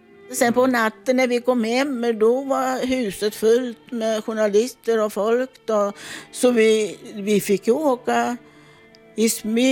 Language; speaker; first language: Swedish; non-native, fluent; Italian